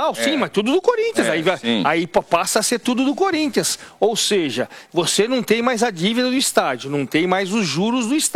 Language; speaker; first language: Portuguese; native; Portuguese